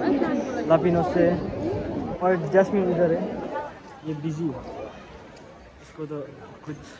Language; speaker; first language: Hindi; non-native, local second language; Nepali